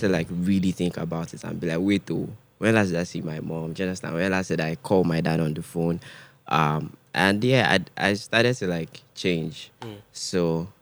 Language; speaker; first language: English; non-native, local second language; Igbo